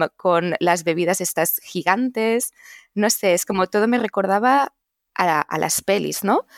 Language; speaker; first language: Spanish; non-native, local second language; Catalan